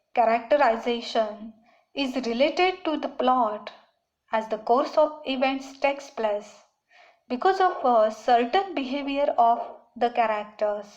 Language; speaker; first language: English; non-native, local second language; Marathi